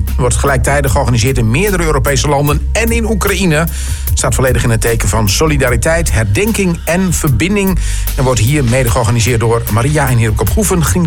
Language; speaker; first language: Dutch; native; Dutch